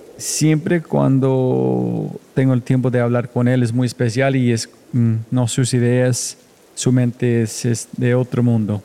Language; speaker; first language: Spanish; non-native, fluent; English